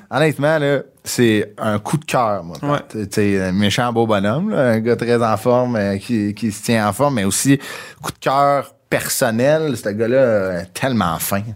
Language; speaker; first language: French; native; French